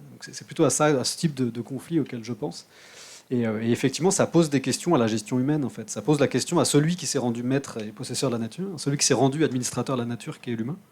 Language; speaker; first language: French; native; French